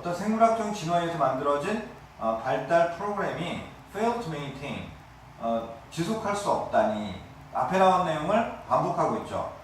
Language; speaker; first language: Korean; native; Korean